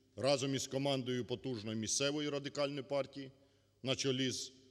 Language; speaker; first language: Ukrainian; native; Ukrainian